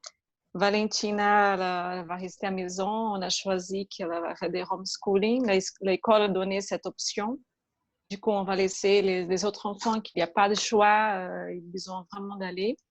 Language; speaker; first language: French; non-native, fluent; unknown